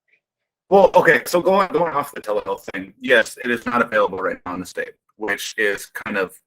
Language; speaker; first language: English; native; English